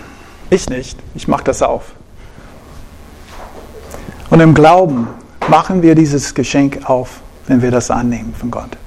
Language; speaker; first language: German; non-native, fluent; English